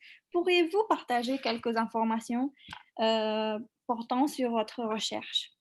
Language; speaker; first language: French; non-native, fluent; Macedonian